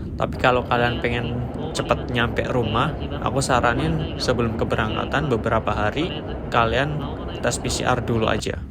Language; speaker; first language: Indonesian; native; Indonesian